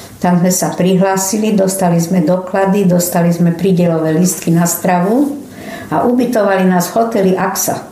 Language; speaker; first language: Slovak; native; Slovak